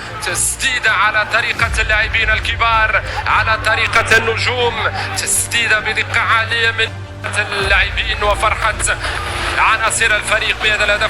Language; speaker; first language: Arabic; native; Arabic